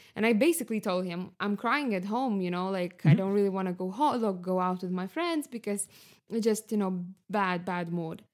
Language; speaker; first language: English; non-native, fluent; Lithuanian